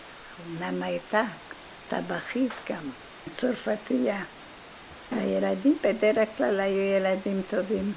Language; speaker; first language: Hebrew; non-native, fluent; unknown